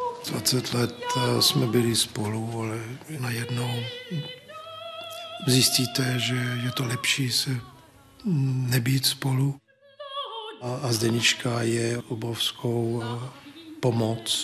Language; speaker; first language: Czech; early bilingual, heritage; Czech